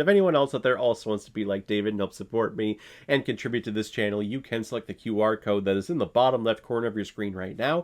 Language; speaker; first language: English; native; English